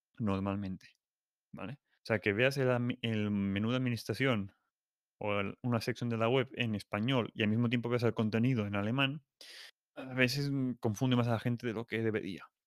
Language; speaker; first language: Spanish; non-native, local second language; Catalan